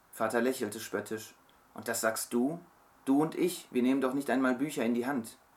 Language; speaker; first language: German; early bilingual, other home language; Turkish